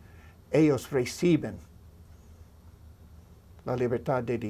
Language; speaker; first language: Spanish; non-native, learner; English